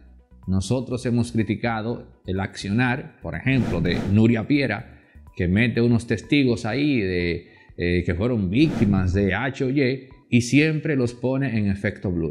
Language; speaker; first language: Spanish; native; Spanish